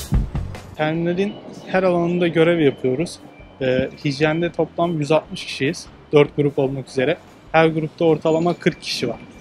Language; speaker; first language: Turkish; native; Turkish